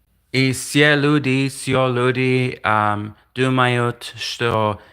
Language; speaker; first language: Russian; non-native, learner; English